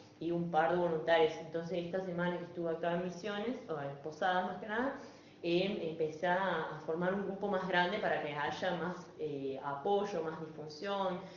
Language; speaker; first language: Spanish; non-native, fluent; German